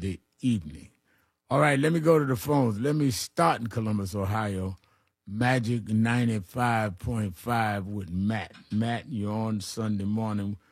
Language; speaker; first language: English; native; English